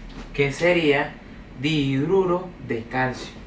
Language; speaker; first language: Spanish; native; Spanish